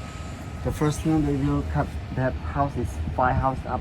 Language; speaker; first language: English; non-native, learner; Khmer